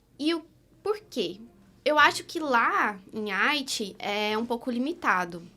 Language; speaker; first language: Portuguese; native; Portuguese